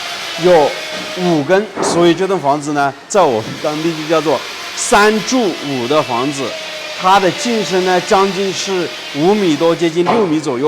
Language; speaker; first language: Chinese; native; Chinese